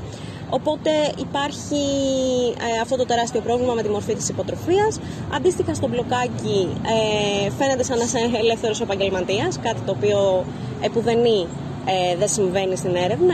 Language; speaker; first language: Greek; native; Greek